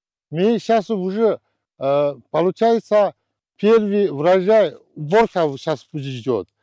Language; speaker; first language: Russian; non-native, learner; Chinese